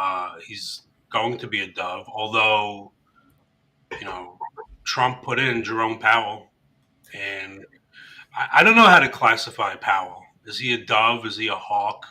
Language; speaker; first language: English; native; English